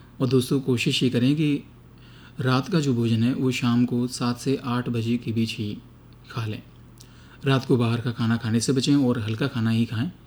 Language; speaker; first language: Hindi; native; Hindi